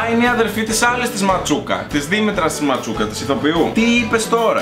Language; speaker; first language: Greek; native; Greek